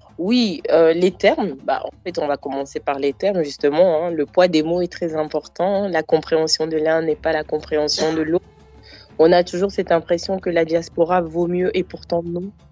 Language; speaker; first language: French; native; French